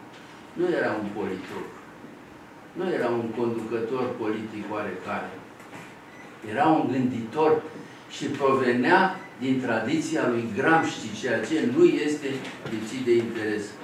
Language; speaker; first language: Romanian; native; Romanian